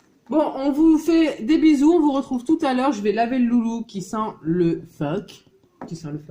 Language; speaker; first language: French; native; French